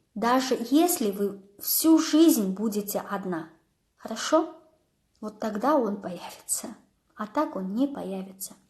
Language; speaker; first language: Russian; non-native, local second language; Kazakh